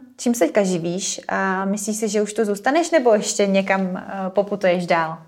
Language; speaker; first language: Czech; native; Czech